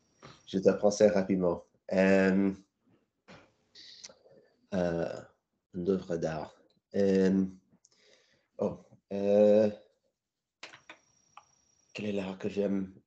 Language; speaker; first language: French; non-native, learner; English